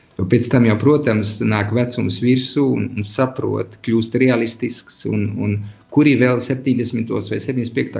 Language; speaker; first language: Latvian; early bilingual, heritage; Latvian